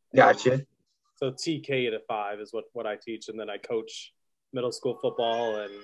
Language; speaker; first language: English; native; English